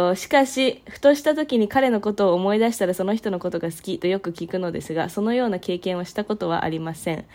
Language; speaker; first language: Japanese; early bilingual, heritage; Japanese